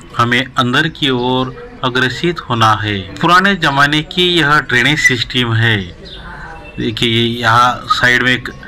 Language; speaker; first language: Hindi; non-native, local second language; Marathi